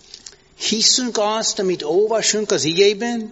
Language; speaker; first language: Hungarian; non-native, fluent; English